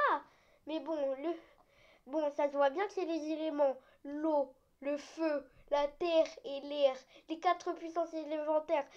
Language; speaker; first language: French; native; French